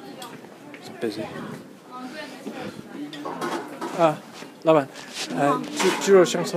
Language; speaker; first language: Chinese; non-native, learner; English